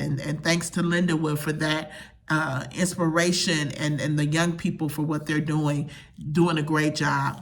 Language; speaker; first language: English; native; English